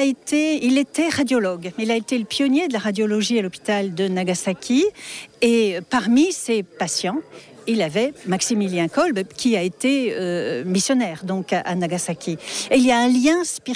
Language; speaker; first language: French; native; French